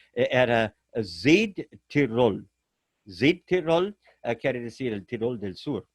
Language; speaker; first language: Spanish; non-native, fluent; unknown